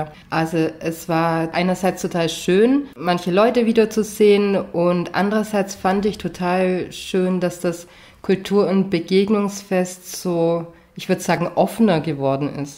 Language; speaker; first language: German; native; German